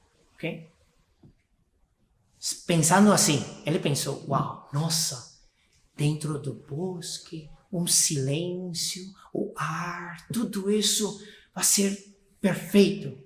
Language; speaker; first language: Portuguese; non-native, fluent; Spanish